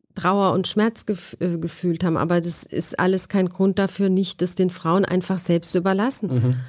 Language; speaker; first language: German; native; German